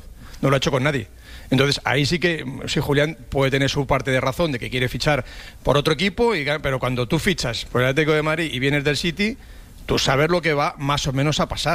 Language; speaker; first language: Spanish; native; Spanish